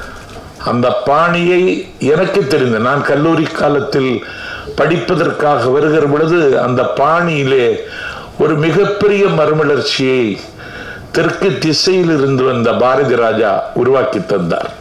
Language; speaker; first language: Tamil; native; Tamil